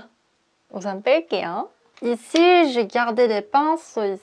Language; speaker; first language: French; non-native, fluent; Korean